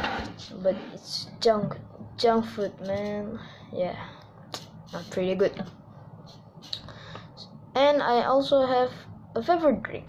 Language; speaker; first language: English; non-native, learner; Indonesian